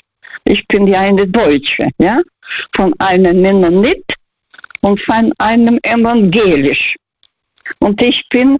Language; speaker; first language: German; early bilingual, heritage; Russian